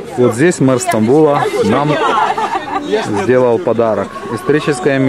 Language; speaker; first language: Russian; native; Russian